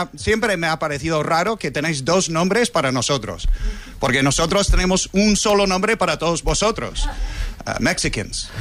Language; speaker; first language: Spanish; non-native, fluent; English